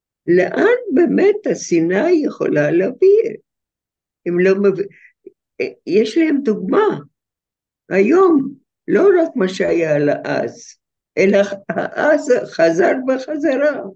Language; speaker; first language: Hebrew; non-native, fluent; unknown